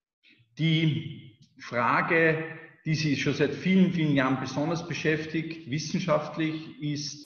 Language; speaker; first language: German; native; German